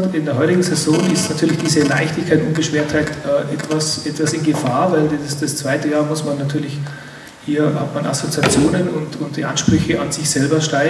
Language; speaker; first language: German; native; German